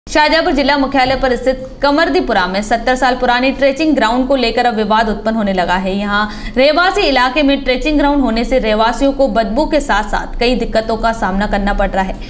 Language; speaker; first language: Hindi; native; Hindi